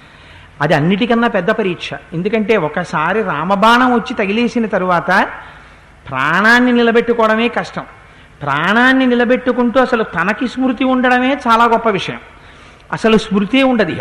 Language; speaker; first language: Telugu; native; Telugu